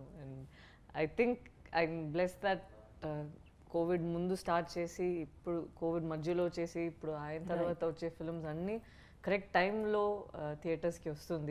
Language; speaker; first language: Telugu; non-native, fluent; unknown